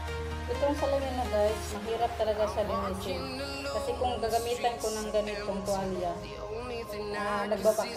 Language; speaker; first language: Filipino; non-native, local second language; Cebuano